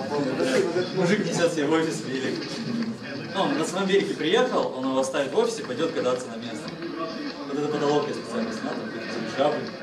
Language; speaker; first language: Russian; native; Russian